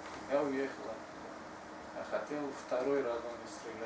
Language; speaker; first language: Russian; non-native, learner; Tajik